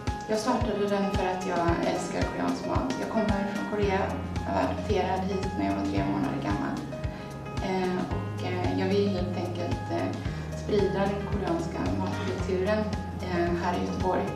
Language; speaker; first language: Swedish; early bilingual, other home language; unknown